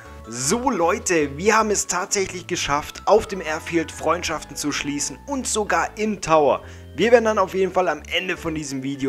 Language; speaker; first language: German; native; German